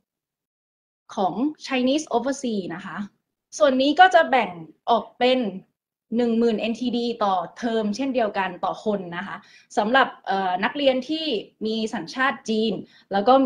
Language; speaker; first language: Thai; native; Thai